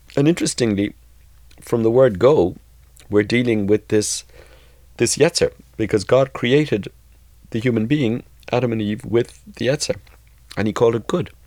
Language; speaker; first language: English; native; English